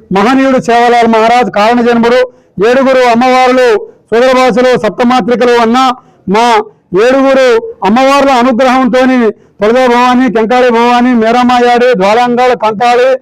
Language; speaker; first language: Telugu; non-native, local second language; Lambadi